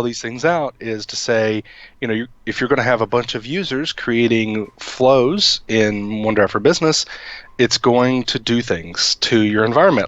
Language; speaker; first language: English; native; English